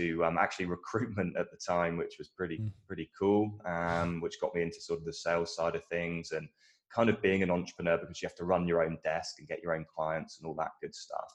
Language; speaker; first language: English; native; English